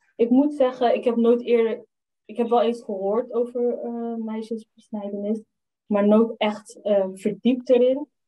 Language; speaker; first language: Dutch; early bilingual, other home language; Somali